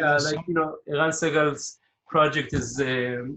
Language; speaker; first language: English; non-native, fluent; Hebrew